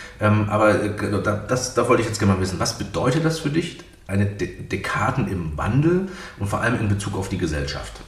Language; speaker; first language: German; native; German